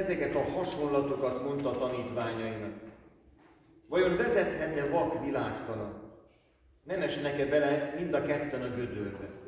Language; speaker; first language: Hungarian; native; Hungarian